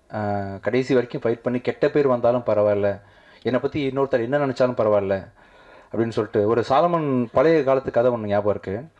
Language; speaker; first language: Tamil; native; Tamil